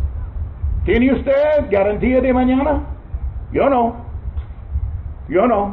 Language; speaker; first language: Spanish; non-native, learner; English